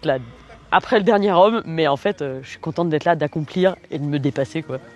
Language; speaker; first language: French; native; French